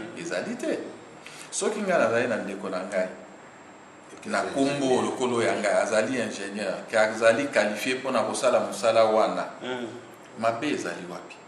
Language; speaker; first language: Lingala; native; Lingala